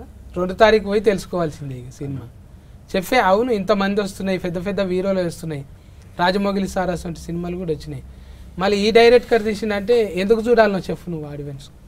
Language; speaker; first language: Telugu; native; Telugu